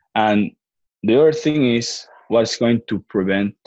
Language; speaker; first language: English; non-native, fluent; Spanish